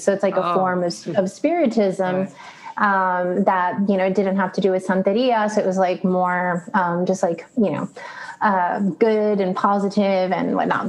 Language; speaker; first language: English; early bilingual, other home language; Spanish